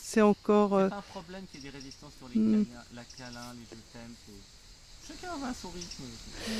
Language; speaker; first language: French; native; French